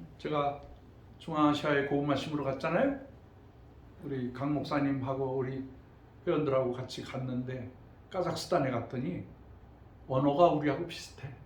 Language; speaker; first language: Korean; native; Korean